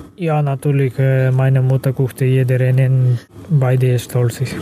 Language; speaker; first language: German; non-native, learner; Kazakh